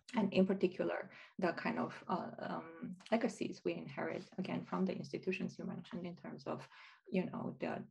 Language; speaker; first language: English; non-native, fluent; Romanian